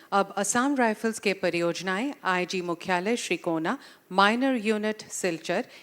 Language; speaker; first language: Hindi; non-native, local second language; Assamese